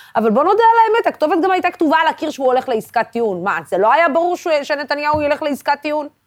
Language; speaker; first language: Hebrew; non-native, local second language; Arabic